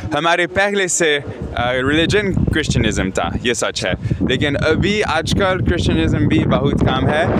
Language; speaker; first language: Hindi; non-native, learner; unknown